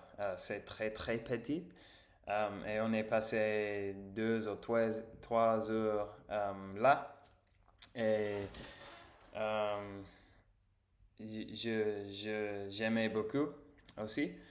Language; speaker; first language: French; non-native, learner; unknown